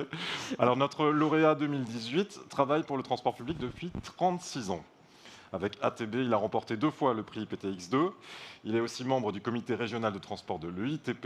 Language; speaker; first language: French; native; French